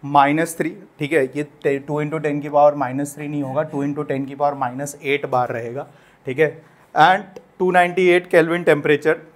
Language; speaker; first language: Hindi; non-native, local second language; Gujarati